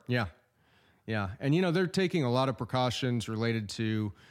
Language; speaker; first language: English; native; English